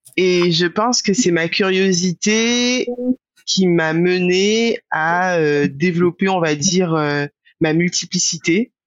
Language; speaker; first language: French; native; French